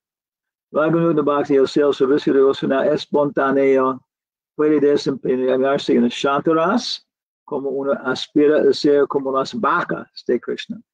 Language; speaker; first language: Spanish; non-native, learner; English